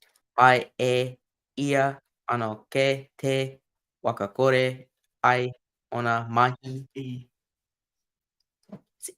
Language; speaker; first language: Māori; non-native, learner; English